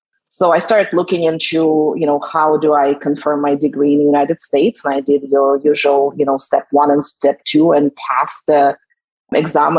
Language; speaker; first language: English; non-native, fluent; Russian